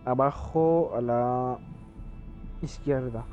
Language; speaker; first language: Spanish; non-native, learner; French